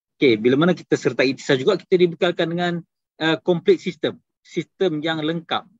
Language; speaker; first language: Malay; native; Malay